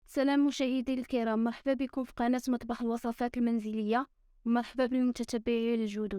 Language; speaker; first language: Arabic; native; Arabic